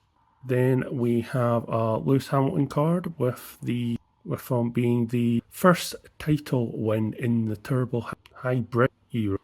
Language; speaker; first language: English; native; English